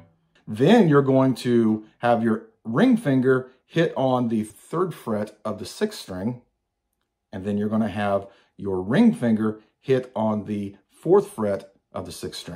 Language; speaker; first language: English; native; English